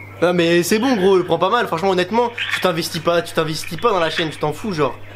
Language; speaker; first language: French; native; French